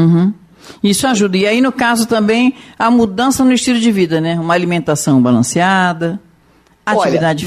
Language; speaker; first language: Portuguese; native; Portuguese